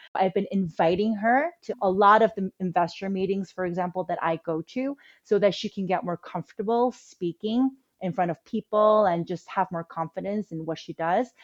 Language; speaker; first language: English; early bilingual, other home language; Korean